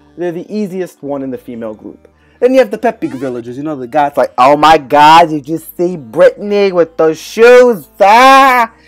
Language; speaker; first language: English; native; English